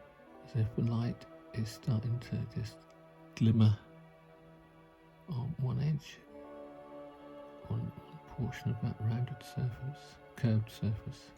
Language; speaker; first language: English; native; English